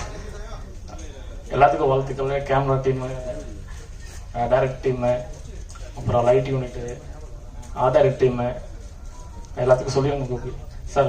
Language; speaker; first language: Tamil; native; Tamil